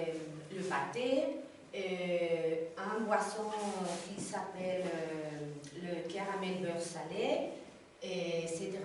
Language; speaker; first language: French; non-native, learner; Spanish